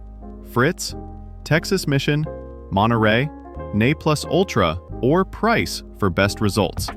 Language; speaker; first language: English; native; English